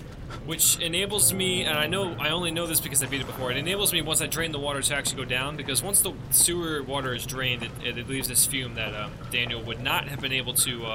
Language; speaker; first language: English; native; English